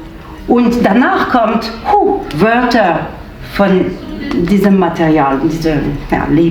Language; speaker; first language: German; non-native, learner; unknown